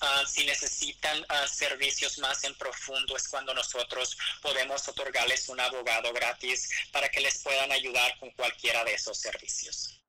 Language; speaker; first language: Spanish; early bilingual, other home language; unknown